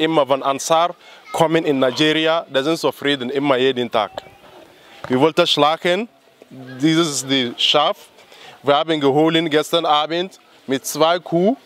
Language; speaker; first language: German; non-native, learner; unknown